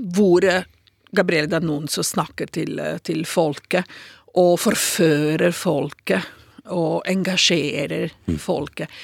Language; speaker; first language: Norwegian; non-native, fluent; Italian